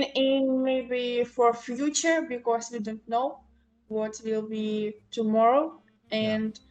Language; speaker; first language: English; non-native, local second language; Ukrainian